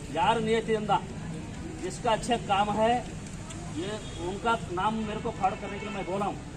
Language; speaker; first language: Hindi; non-native, local second language; Kannada